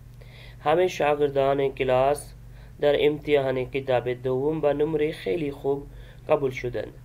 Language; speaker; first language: Persian; non-native, fluent; Urdu